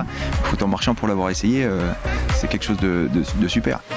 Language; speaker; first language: French; native; French